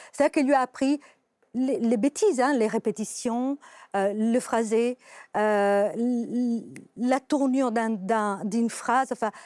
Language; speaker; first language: French; non-native, fluent; Italian